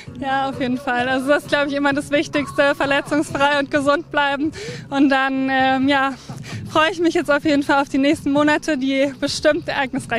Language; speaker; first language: German; native; German